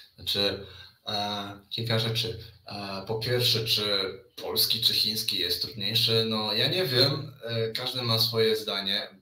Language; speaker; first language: Polish; early bilingual, other home language; Chinese